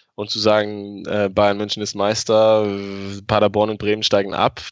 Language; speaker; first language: German; non-native, local second language; Luxembourgish